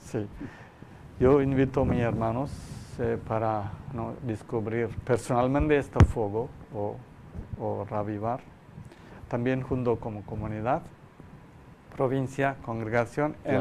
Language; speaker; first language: Spanish; non-native, learner; Malayalam